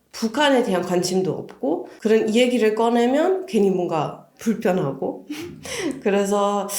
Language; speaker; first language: Korean; non-native, fluent; German